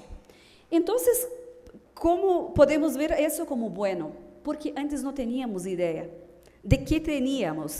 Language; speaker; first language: Spanish; non-native, fluent; Portuguese